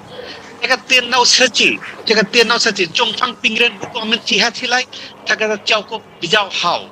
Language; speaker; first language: Chinese; non-native, learner; Bangla